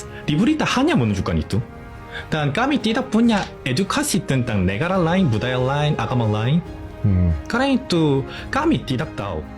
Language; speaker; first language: Indonesian; non-native, learner; Korean